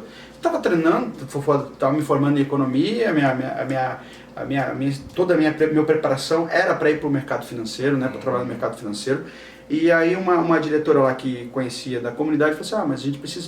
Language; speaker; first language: Portuguese; native; Portuguese